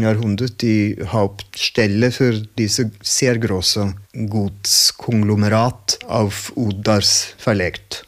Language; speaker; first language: German; non-native, learner; Norwegian